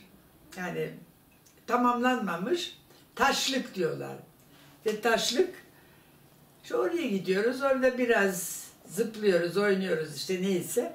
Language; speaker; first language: Turkish; non-native, fluent; German